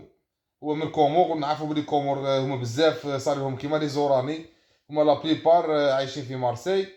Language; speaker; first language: Arabic; native; Arabic